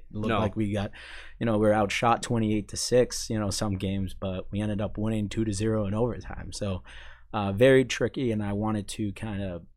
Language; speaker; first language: English; native; English